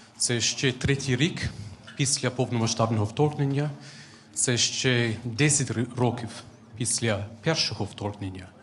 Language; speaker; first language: Ukrainian; non-native, fluent; English